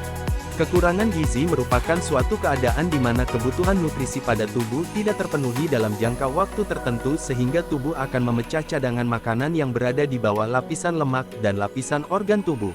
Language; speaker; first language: Indonesian; native; Indonesian